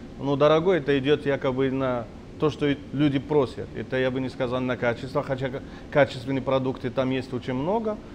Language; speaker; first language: Russian; non-native, fluent; Arabic